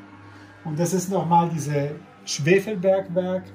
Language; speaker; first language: German; non-native, fluent; Italian